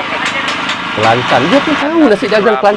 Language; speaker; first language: Malay; native; Malay